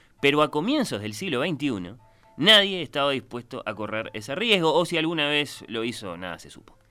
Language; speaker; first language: Spanish; native; Spanish